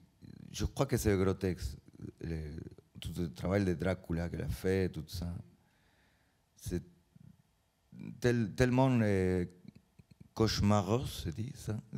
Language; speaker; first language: French; non-native, learner; Spanish